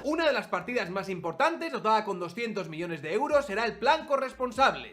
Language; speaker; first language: Spanish; native; Spanish